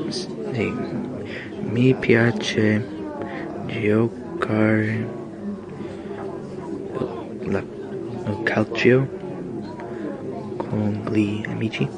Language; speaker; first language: Italian; non-native, learner; English